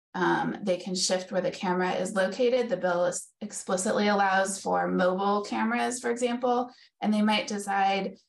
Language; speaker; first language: English; native; English